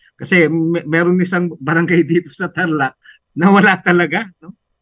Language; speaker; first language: Filipino; non-native, local second language; Pampanga